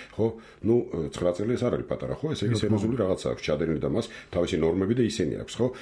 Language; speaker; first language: Georgian; non-native, local second language; Armenian